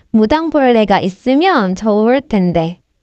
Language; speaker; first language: Korean; non-native, fluent; Indonesian